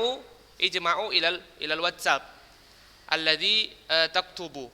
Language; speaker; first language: Arabic; non-native, learner; Indonesian